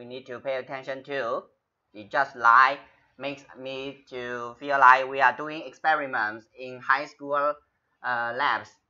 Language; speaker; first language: English; non-native, fluent; Chinese